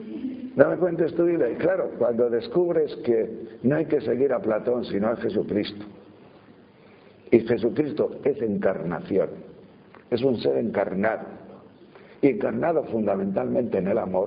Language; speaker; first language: Spanish; native; Spanish